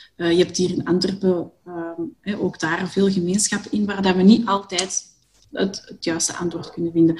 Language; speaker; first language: Dutch; native; Dutch